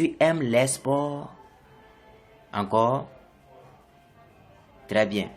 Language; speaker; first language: French; non-native, fluent; English